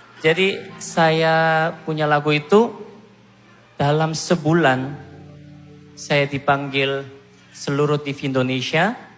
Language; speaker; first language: Indonesian; non-native, fluent; Korean